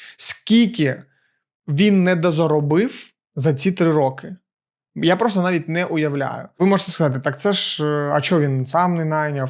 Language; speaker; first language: Ukrainian; non-native, local second language; Russian